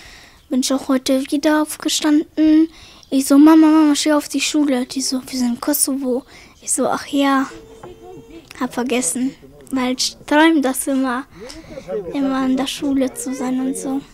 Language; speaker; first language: German; early bilingual, other home language; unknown